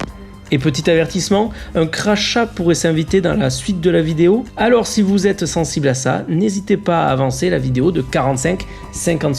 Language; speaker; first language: French; native; French